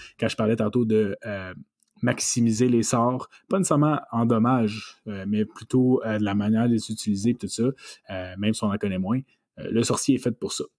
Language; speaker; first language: French; native; French